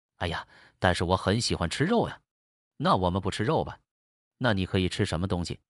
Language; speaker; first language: Chinese; non-native, learner; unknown